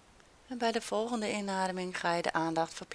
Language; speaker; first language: Dutch; native; Dutch